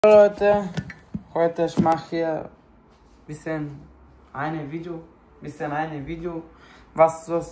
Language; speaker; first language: German; non-native, learner; Bulgarian